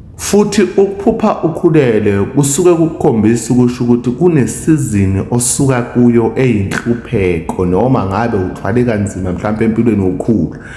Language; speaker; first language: Zulu; native; Zulu